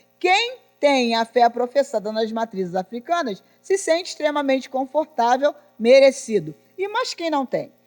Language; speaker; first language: Portuguese; native; Portuguese